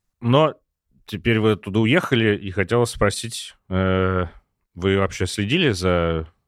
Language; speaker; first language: Russian; native; Russian